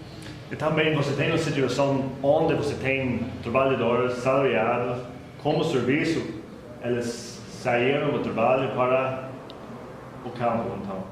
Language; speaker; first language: Portuguese; non-native, learner; English